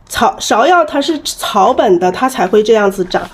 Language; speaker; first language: Chinese; native; Chinese